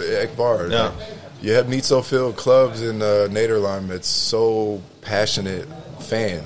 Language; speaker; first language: Dutch; non-native, learner; English